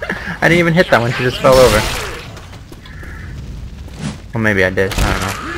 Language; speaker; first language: English; native; English